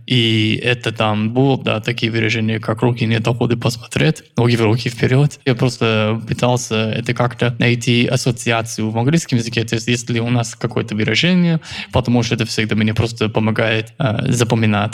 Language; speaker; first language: Russian; non-native, fluent; English